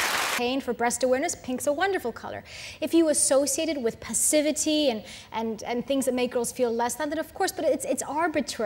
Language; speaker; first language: English; native; English